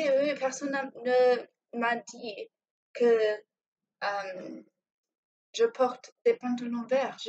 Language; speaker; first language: French; non-native, learner; English